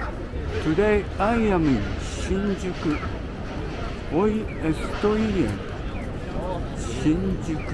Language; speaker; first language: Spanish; non-native, learner; Japanese